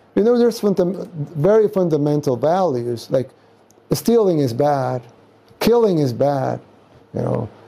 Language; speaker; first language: English; non-native, fluent; Spanish